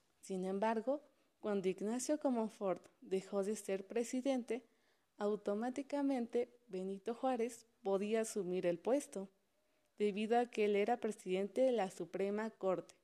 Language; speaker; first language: Spanish; native; Spanish